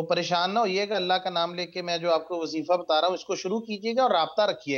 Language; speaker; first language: Urdu; native; Urdu